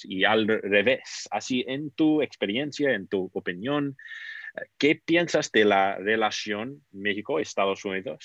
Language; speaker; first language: Spanish; non-native, fluent; English